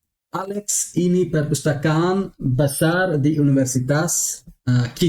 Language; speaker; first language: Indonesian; non-native, learner; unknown